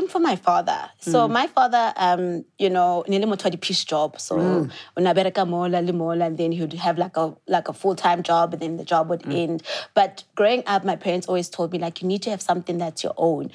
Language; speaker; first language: English; non-native, local second language; Southern Sotho